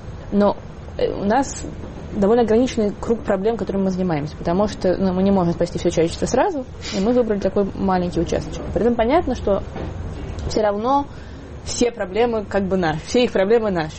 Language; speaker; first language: Russian; native; Russian